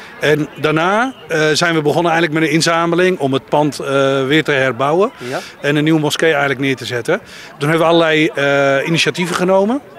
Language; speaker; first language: Dutch; native; Dutch